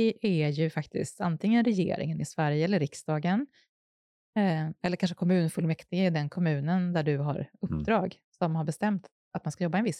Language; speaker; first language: Swedish; native; Swedish